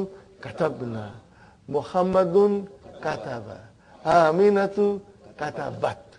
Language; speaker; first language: Arabic; non-native, fluent; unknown